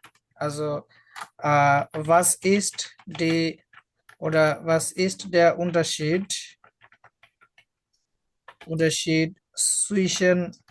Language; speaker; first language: German; non-native, fluent; Bangla